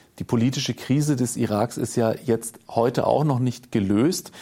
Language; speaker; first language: German; native; German